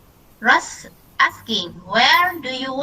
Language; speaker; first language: English; non-native, learner; Indonesian